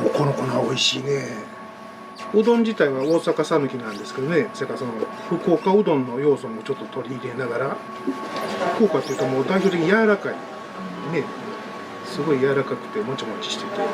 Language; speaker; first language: Japanese; native; Japanese